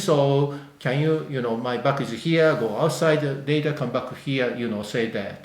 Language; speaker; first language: English; non-native, learner; Japanese